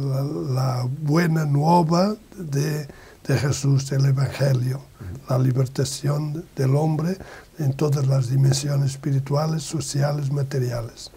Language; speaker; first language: Spanish; non-native, learner; Portuguese